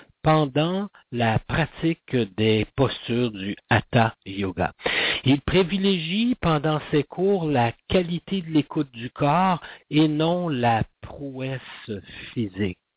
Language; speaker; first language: French; native; French